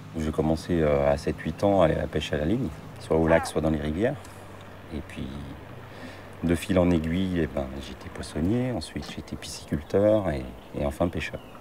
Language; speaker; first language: French; native; French